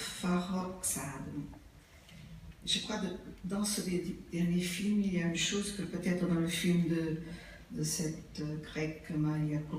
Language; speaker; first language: French; non-native, fluent; Portuguese